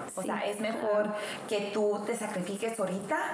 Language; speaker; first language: Spanish; native; Spanish